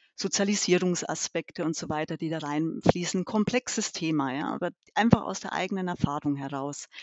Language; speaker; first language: German; early bilingual, other home language; Albanian